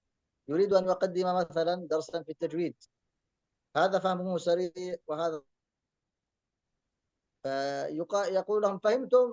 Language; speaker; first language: Arabic; native; Arabic